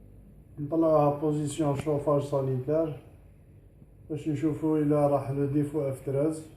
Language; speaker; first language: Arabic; native; Arabic